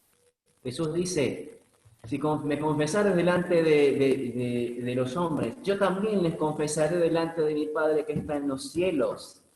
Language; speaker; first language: Spanish; native; Spanish